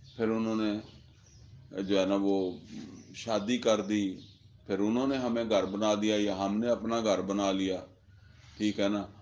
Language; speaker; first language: Urdu; non-native, local second language; Punjabi